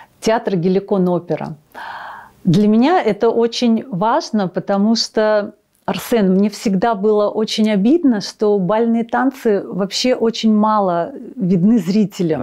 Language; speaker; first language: Russian; native; Russian